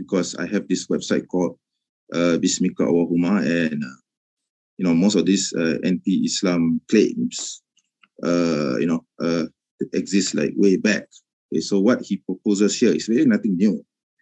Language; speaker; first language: English; non-native, local second language; Malay